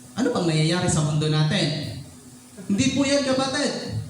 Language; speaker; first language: Filipino; non-native, local second language; Cebuano